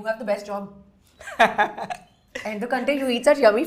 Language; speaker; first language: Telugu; non-native, learner; Hindi